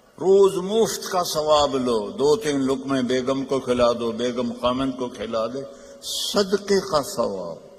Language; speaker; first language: Urdu; non-native, local second language; Punjabi